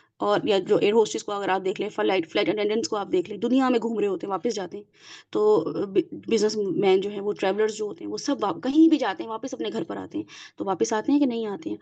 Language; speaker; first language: Urdu; native; Urdu